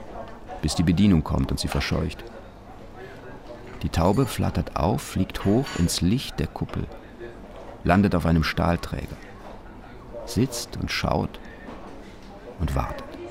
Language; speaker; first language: German; native; German